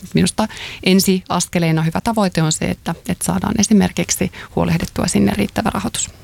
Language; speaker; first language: Finnish; native; Finnish